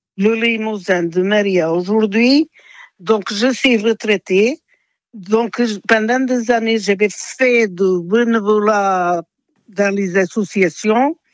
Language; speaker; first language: French; non-native, fluent; Portuguese